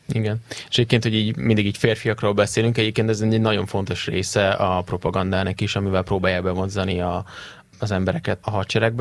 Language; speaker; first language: Hungarian; native; Hungarian